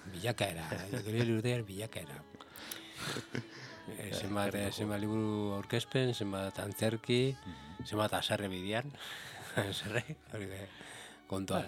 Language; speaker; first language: Basque; native; Basque